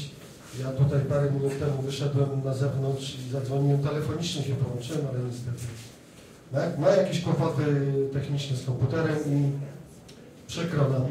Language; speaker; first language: Polish; native; Polish